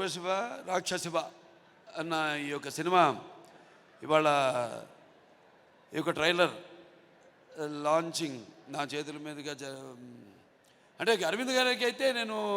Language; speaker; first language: Telugu; native; Telugu